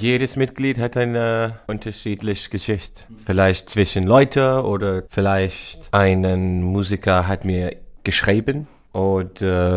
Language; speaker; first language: German; non-native, learner; English